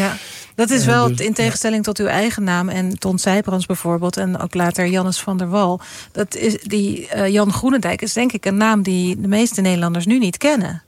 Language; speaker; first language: Dutch; native; Dutch